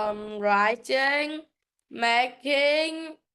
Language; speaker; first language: English; non-native, learner; Vietnamese